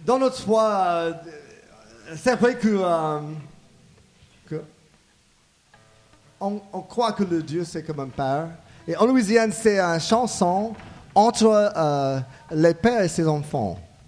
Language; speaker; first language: French; non-native, learner; English